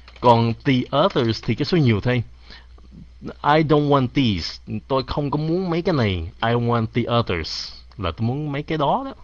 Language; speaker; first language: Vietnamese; early bilingual, heritage; Vietnamese